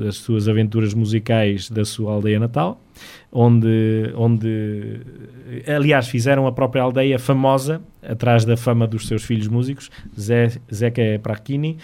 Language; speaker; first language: Portuguese; native; Portuguese